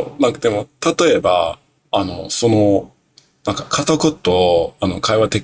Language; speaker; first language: Japanese; non-native, learner; English